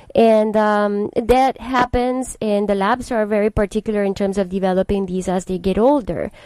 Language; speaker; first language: English; non-native, fluent; Spanish